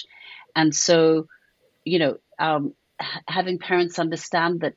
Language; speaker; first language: English; native; English